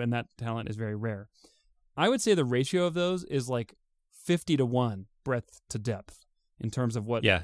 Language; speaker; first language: English; native; English